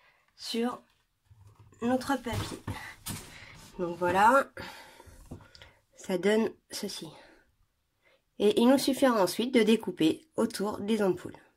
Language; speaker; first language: French; native; French